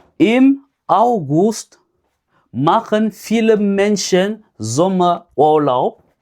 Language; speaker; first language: German; non-native, fluent; French